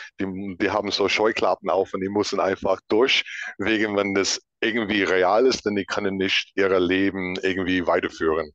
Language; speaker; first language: German; non-native, fluent; English